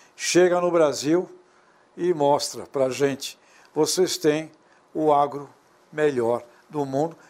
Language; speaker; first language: Portuguese; native; Portuguese